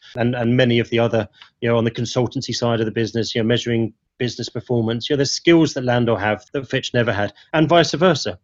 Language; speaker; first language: English; native; English